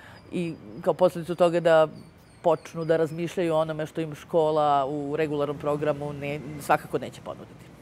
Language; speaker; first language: Serbian; native; Serbian